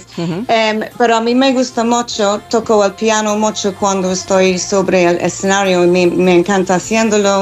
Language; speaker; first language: Spanish; non-native, learner; English